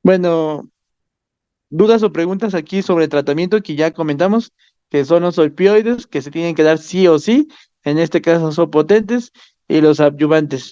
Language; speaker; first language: Spanish; native; Spanish